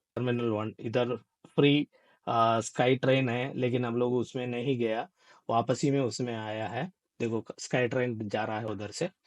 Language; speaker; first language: Hindi; non-native, local second language; Malayalam